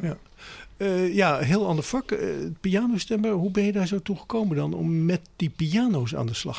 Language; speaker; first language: Dutch; native; Dutch